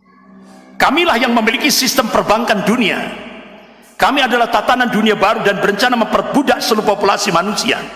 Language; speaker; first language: Indonesian; non-native, local second language; Javanese